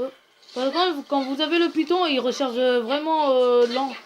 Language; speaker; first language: French; native; French